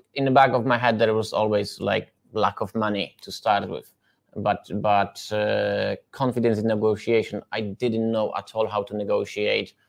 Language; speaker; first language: English; non-native, fluent; Polish